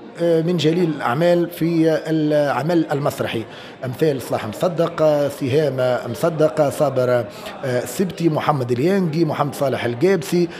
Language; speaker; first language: Arabic; native; Arabic